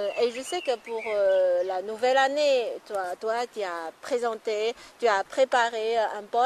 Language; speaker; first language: French; non-native, fluent; Chinese